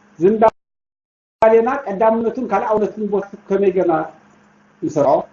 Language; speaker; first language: Tigrinya; native; Tigrinya